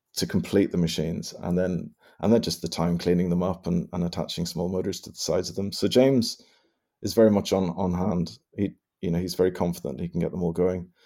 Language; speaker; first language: English; native; English